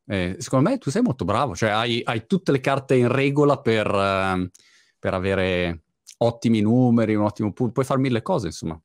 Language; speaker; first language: Italian; native; Italian